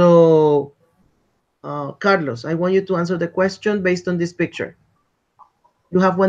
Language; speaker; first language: English; non-native, fluent; Spanish